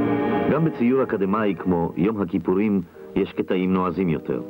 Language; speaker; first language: Hebrew; native; Hebrew